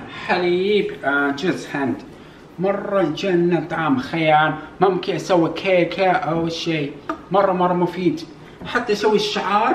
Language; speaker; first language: Arabic; non-native, learner; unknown